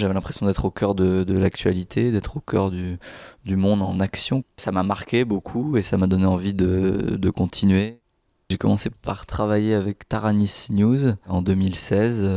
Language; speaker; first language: French; native; French